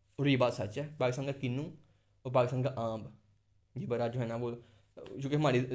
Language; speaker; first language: Urdu; non-native, local second language; Punjabi